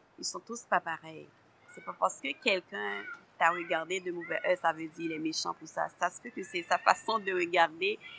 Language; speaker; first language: French; non-native, local second language; Haitian Creole